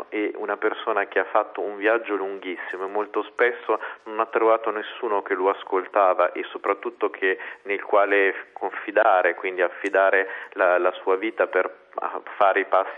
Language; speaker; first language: Italian; native; Italian